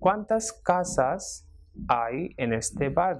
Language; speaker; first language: Spanish; non-native, fluent; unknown